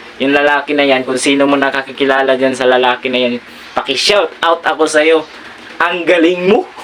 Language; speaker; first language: Filipino; non-native, local second language; Surigaonon